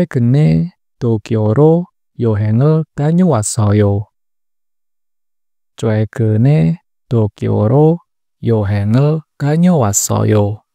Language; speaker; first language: Korean; non-native, learner; Indonesian